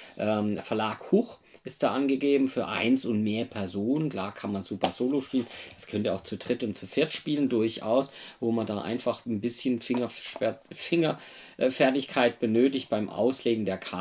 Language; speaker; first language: German; native; German